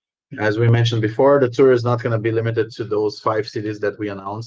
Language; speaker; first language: English; non-native, fluent; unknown